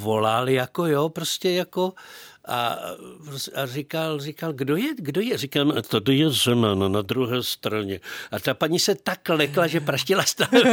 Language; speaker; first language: Czech; native; Czech